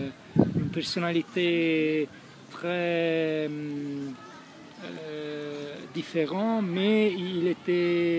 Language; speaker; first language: French; non-native, fluent; Italian